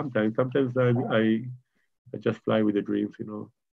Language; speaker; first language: English; non-native, fluent; Hebrew